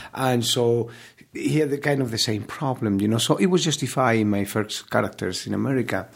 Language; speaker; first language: English; non-native, fluent; Spanish